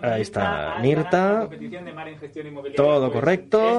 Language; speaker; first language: Spanish; native; Spanish